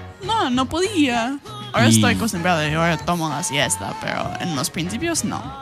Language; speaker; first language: Spanish; non-native, fluent; English